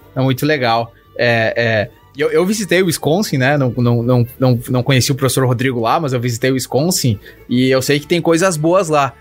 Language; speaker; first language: Portuguese; native; Portuguese